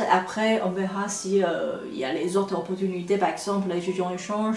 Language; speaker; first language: French; non-native, fluent; Chinese